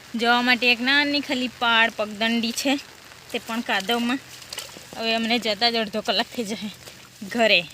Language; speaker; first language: Gujarati; native; Gujarati